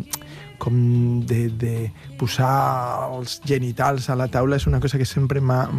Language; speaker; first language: Catalan; non-native, local second language; Spanish